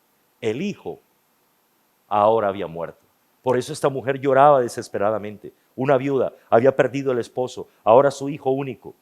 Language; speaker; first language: Spanish; native; Spanish